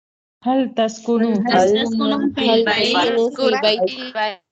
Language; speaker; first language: Arabic; non-native, learner; Tamil